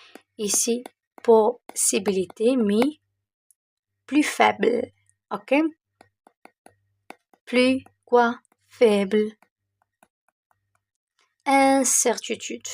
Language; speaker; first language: French; non-native, local second language; Arabic